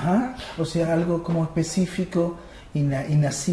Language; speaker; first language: Portuguese; non-native, learner; Spanish